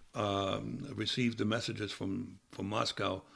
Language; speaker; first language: English; non-native, fluent; German